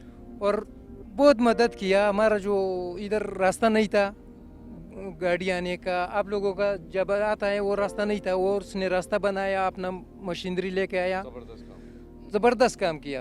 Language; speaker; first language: Hindi; non-native, local second language; Pashto